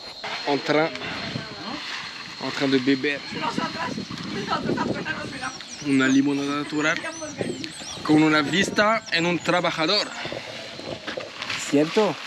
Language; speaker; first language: Spanish; non-native, learner; French